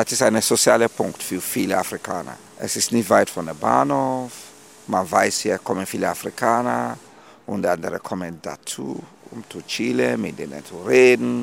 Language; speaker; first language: German; non-native, fluent; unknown